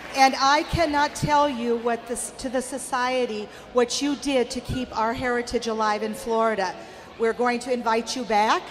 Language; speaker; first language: English; early bilingual, other home language; Czech